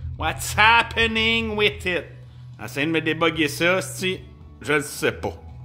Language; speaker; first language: French; native; French